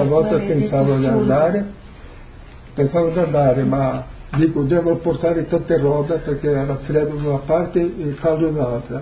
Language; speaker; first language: Italian; early bilingual, heritage; Portuguese